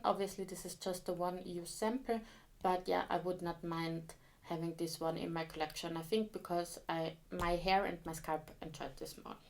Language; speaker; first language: English; non-native, fluent; German